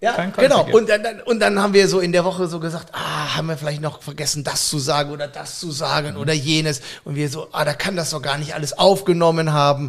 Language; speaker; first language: German; native; German